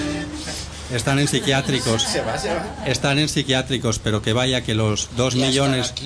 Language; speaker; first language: Spanish; native; Spanish